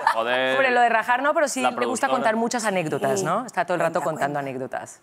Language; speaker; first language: Spanish; native; Spanish